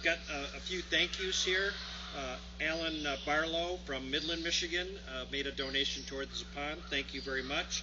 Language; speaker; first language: English; native; English